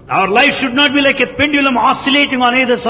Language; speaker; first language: English; non-native, local second language; Telugu